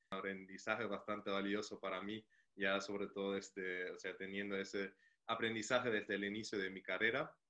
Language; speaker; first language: Spanish; non-native, fluent; German